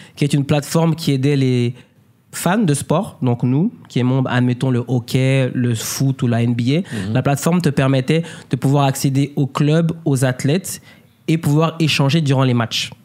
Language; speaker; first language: French; native; French